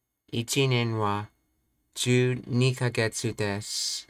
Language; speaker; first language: Japanese; non-native, learner; English